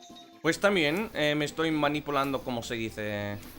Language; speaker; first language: Spanish; non-native, fluent; English